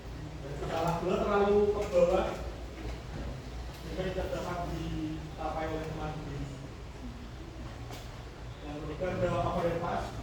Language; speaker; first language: Indonesian; native; Indonesian